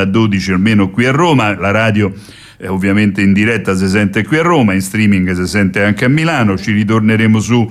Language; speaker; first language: Italian; native; Italian